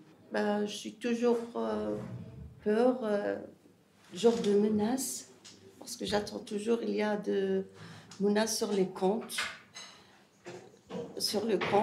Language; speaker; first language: French; non-native, learner; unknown